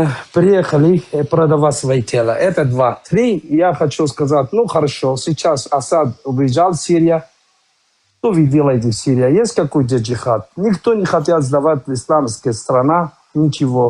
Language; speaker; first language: Russian; non-native, learner; Kurdish